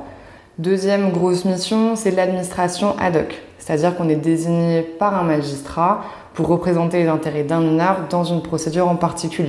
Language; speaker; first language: French; native; French